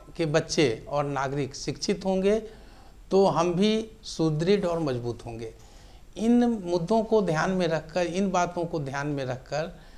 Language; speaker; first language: Hindi; native; Hindi